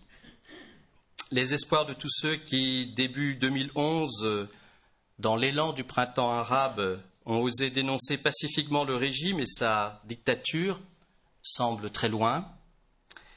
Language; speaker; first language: French; native; French